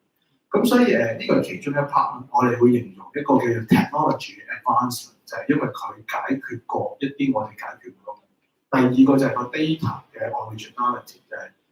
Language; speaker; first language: Chinese; native; Chinese